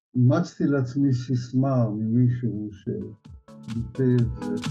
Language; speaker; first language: Hebrew; early bilingual, other home language; Polish